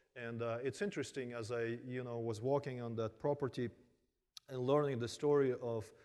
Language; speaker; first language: English; early bilingual, other home language; Korean